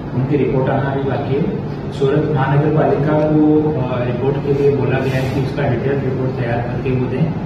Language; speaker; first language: Hindi; non-native, local second language; Gujarati